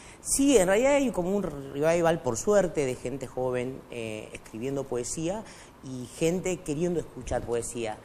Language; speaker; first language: Spanish; non-native, local second language; Quechua